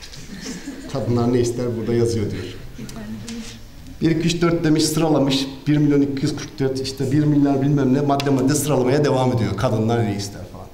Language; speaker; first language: Turkish; native; Turkish